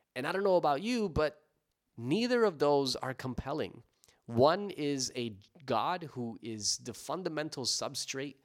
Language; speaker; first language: English; native; English